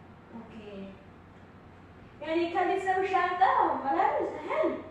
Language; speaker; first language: Arabic; non-native, learner; Oromo